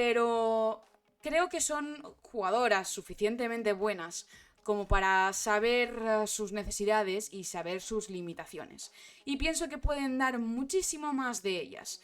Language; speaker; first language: Spanish; native; Spanish